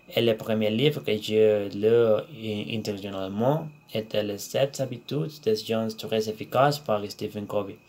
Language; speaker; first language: French; non-native, learner; Spanish